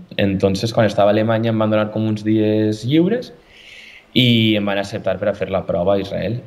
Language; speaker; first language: Catalan; native; Catalan